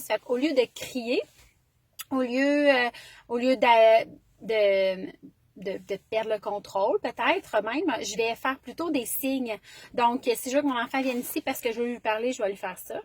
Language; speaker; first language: French; native; French